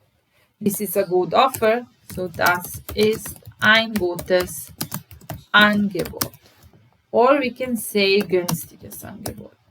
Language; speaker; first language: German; non-native, fluent; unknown